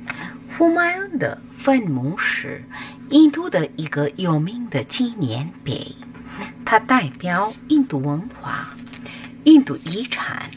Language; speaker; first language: Chinese; non-native, learner; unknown